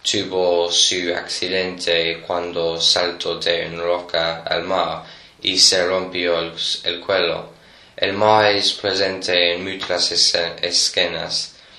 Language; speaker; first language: Spanish; non-native, learner; English